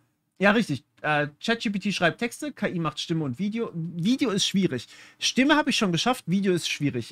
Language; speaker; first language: German; native; German